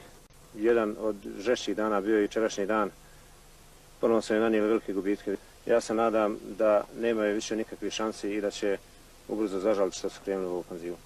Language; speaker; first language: Bosnian; native; Bosnian